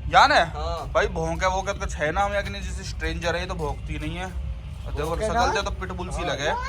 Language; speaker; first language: Hindi; native; Hindi